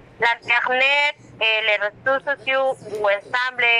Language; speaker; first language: French; non-native, learner; Spanish